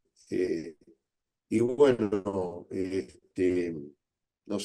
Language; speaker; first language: Spanish; native; Spanish